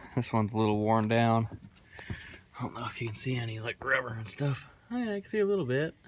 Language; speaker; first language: English; native; English